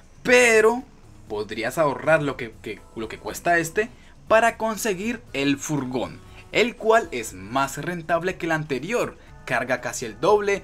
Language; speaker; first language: Spanish; native; Spanish